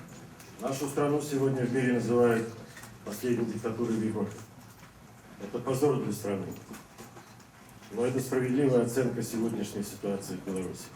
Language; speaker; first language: Russian; native; Russian